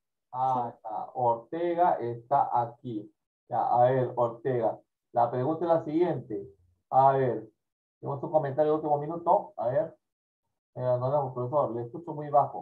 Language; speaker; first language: Spanish; native; Spanish